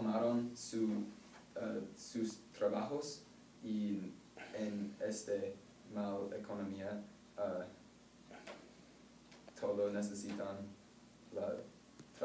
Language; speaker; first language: Spanish; non-native, learner; English